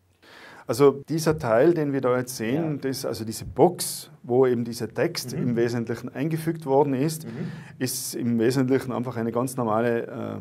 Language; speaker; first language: German; native; German